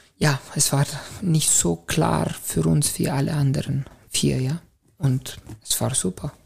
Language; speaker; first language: German; non-native, fluent; Romanian